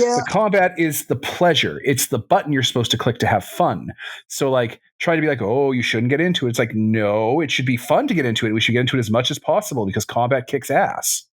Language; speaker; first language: English; native; English